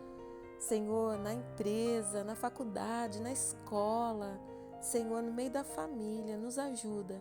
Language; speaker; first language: Portuguese; native; Portuguese